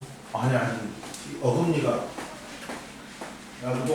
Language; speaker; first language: Korean; native; Korean